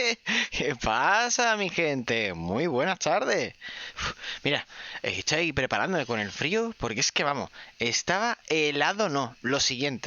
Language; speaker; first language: Spanish; native; Spanish